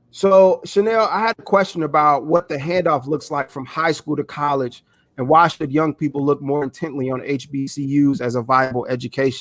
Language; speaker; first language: English; native; English